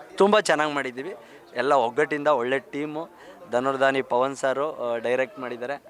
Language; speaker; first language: Kannada; native; Kannada